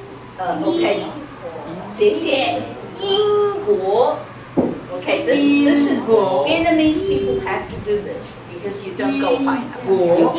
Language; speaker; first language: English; non-native, fluent; Chinese